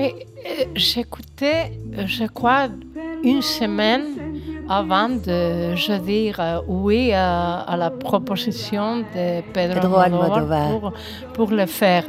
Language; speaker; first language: French; non-native, fluent; Spanish